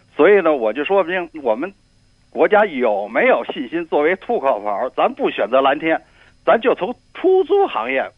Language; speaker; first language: Chinese; native; Chinese